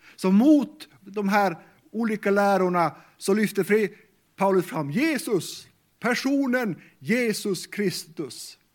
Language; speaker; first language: Swedish; non-native, local second language; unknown